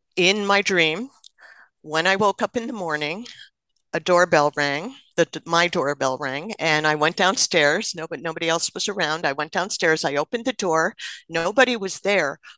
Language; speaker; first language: English; native; English